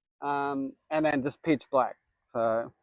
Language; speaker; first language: English; native; English